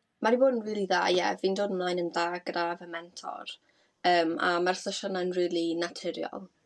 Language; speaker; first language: Welsh; native; Welsh